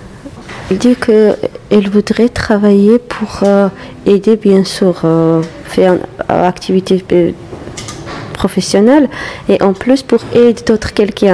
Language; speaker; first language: French; non-native, learner; Russian